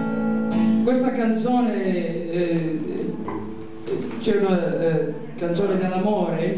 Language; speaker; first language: Italian; non-native, learner; English